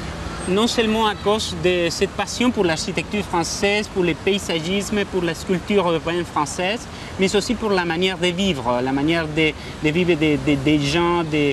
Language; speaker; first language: French; non-native, fluent; Spanish